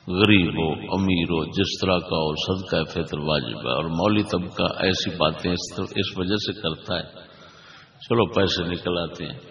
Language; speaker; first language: Urdu; non-native, local second language; Punjabi